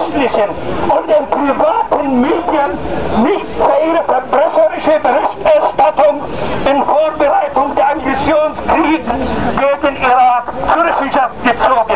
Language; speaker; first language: German; non-native, fluent; Arabic